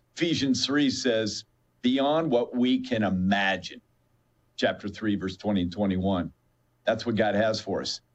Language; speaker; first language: English; native; English